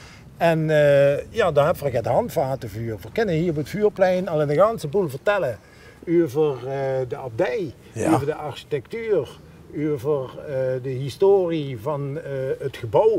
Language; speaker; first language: Dutch; native; Dutch